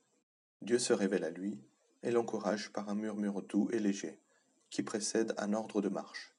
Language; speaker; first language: French; native; French